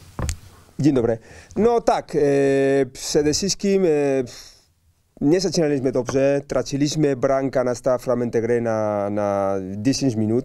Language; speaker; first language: Polish; non-native, learner; Spanish